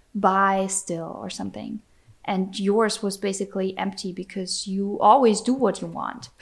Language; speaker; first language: English; non-native, fluent; German